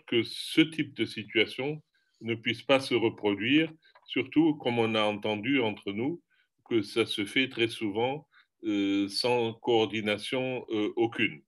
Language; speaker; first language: French; non-native, fluent; German